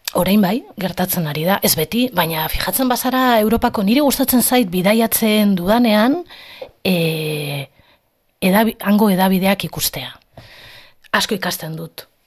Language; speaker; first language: Basque; non-native, local second language; Spanish